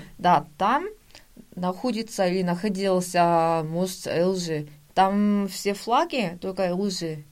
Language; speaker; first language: Russian; non-native, fluent; Korean